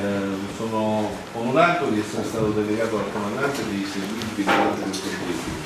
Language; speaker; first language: Italian; native; Italian